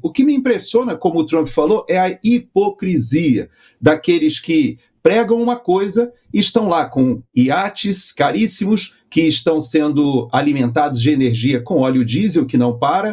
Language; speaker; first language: Portuguese; native; Portuguese